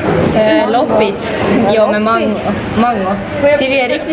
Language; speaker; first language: Swedish; native; Swedish